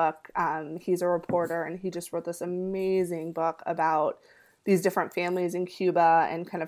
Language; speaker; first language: English; early bilingual, other home language; Spanish